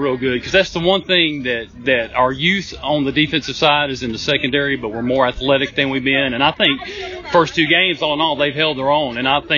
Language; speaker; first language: English; native; English